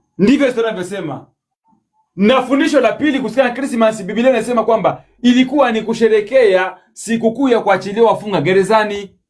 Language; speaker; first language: Swahili; native; Swahili